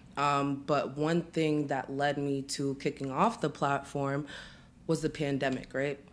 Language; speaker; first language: English; native; English